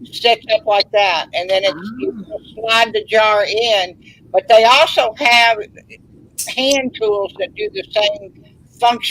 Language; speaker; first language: English; native; English